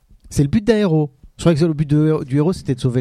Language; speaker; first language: French; native; French